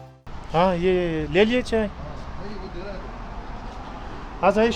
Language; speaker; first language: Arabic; non-native, learner; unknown